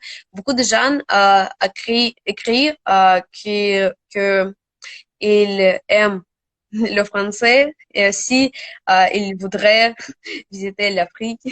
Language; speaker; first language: French; non-native, learner; Russian